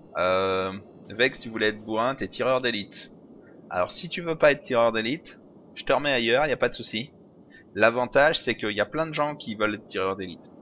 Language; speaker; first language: French; native; French